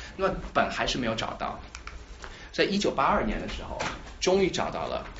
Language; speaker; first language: Chinese; native; Chinese